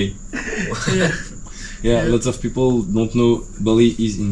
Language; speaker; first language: English; non-native, learner; French